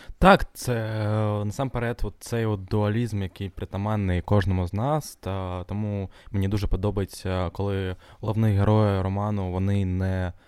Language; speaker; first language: Ukrainian; non-native, local second language; Russian